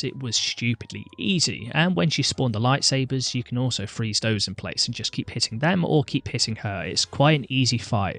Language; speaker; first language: English; native; English